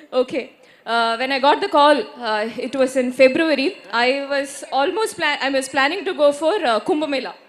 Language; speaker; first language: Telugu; non-native, learner; Malayalam